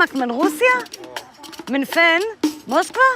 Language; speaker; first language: Hebrew; native; Hebrew